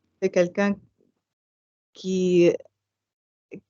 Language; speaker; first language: French; non-native, local second language; Arabic